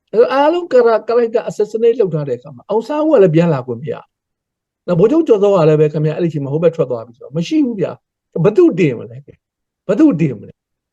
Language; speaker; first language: Burmese; native; Burmese